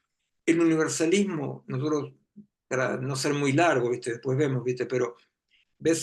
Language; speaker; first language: Spanish; native; Spanish